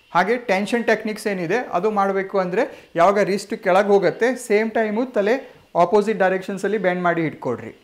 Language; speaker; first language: Kannada; non-native, local second language; Gujarati